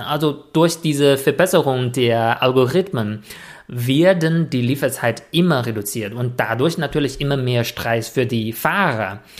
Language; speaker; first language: German; non-native, fluent; Chinese